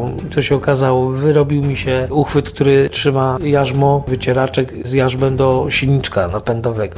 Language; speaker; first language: Polish; native; Polish